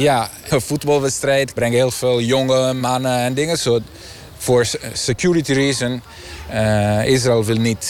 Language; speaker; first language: Dutch; non-native, learner; Italian